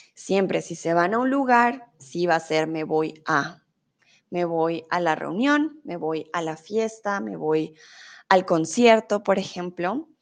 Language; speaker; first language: Spanish; native; Spanish